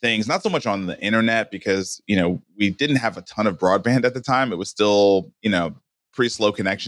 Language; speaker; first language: English; native; English